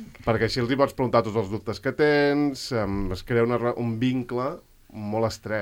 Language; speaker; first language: Catalan; native; Catalan